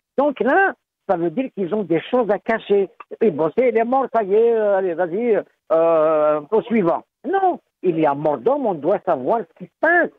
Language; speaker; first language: French; non-native, local second language; Kabyle